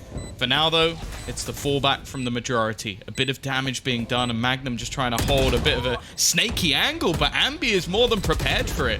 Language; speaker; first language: English; native; English